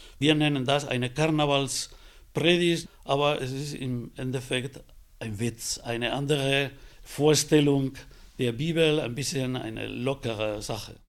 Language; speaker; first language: German; non-native, fluent; Spanish